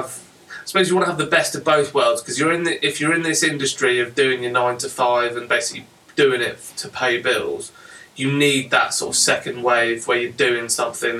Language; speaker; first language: English; native; English